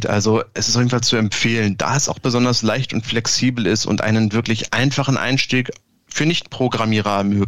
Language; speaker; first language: German; native; German